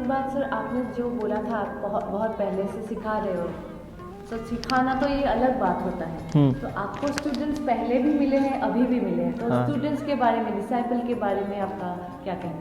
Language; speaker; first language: Hindi; non-native, local second language; Assamese